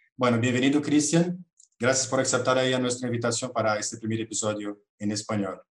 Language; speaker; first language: Spanish; non-native, fluent; Portuguese